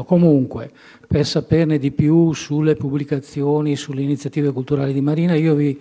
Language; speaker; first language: Italian; native; Italian